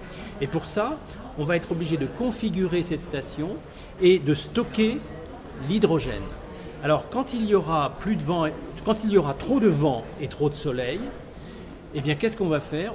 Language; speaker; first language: French; native; French